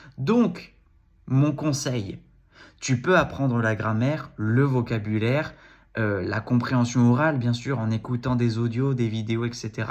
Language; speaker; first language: French; native; French